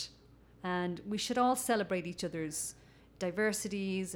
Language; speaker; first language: English; native; English